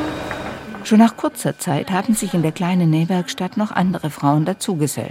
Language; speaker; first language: German; native; German